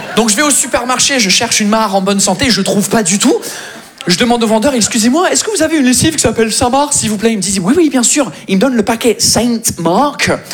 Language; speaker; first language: French; non-native, fluent; English